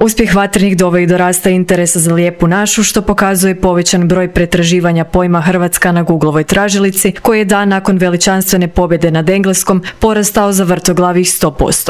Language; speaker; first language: Croatian; native; Croatian